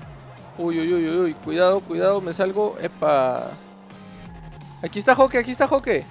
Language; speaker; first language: Spanish; native; Spanish